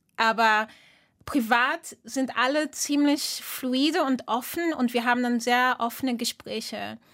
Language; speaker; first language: German; early bilingual, other home language; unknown